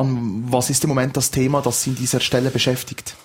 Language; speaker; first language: German; native; German